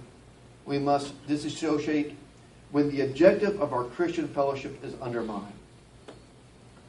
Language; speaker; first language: English; native; English